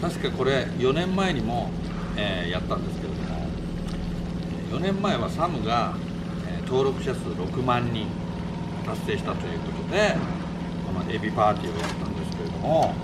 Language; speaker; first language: Japanese; native; Japanese